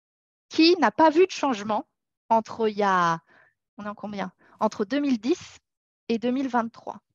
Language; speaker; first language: French; native; French